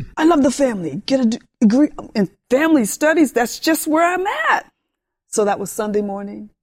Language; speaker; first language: English; early bilingual, other home language; Spanish